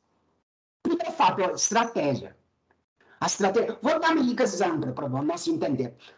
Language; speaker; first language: Portuguese; non-native, fluent; Chinese